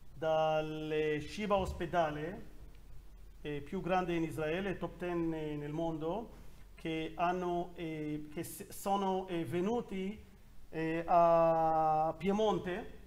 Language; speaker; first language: Italian; non-native, learner; Hebrew